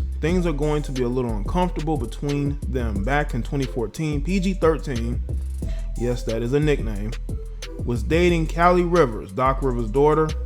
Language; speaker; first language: English; native; English